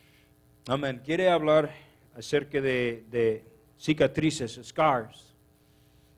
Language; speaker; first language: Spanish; non-native, learner; English